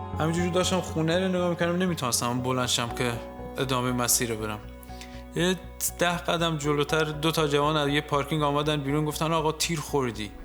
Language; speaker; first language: Persian; non-native, local second language; Southern Kurdish